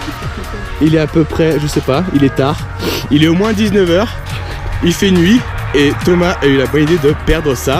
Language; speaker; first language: French; native; French